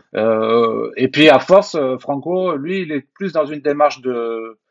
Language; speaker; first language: French; native; French